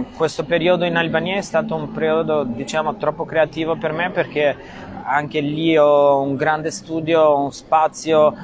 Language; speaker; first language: Italian; non-native, fluent; Albanian